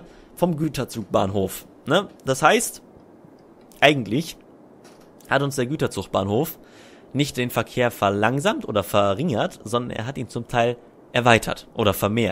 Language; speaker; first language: German; native; German